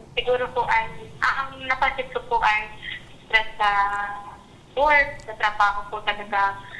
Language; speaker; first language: Filipino; native; Filipino